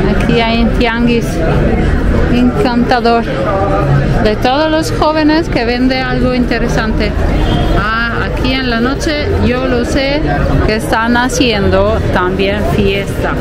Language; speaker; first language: Spanish; non-native, fluent; Italian